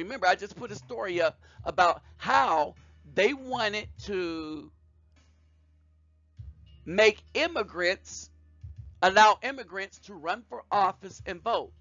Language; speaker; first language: English; native; English